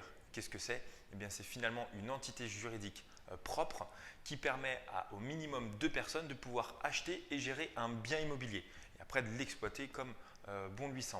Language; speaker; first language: French; native; French